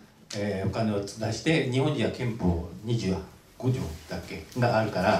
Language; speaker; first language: Japanese; native; Japanese